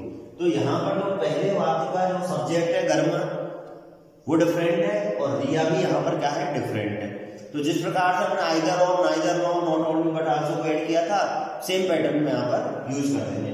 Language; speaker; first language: Hindi; native; Hindi